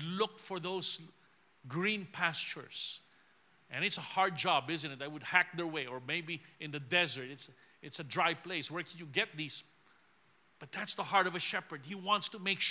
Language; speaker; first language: English; non-native, local second language; Filipino